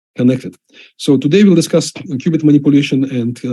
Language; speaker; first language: English; non-native, fluent; Russian